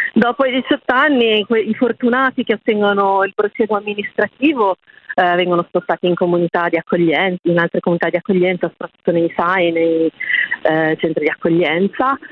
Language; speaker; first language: Italian; native; Italian